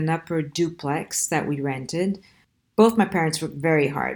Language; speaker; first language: English; early bilingual, other home language; Italian